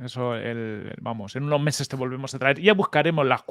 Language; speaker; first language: Spanish; native; Spanish